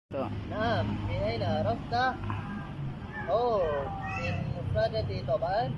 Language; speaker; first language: Arabic; non-native, learner; Indonesian